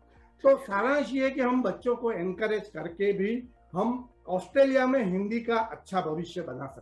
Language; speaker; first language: Hindi; native; Hindi